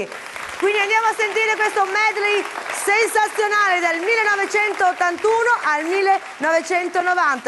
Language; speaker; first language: Italian; native; Italian